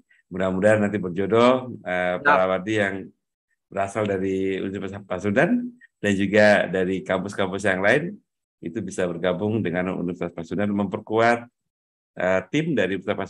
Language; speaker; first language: Indonesian; native; Indonesian